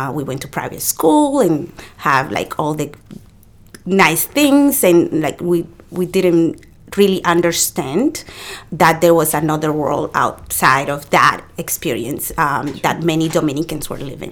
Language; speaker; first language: English; non-native, fluent; Spanish